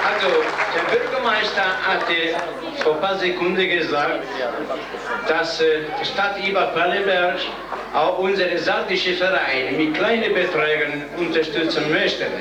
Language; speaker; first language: German; non-native, learner; Italian